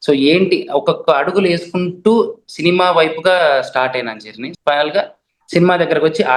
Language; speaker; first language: Telugu; native; Telugu